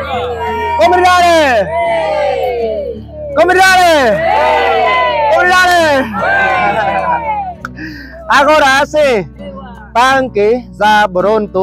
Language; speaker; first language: Portuguese; non-native, learner; Vietnamese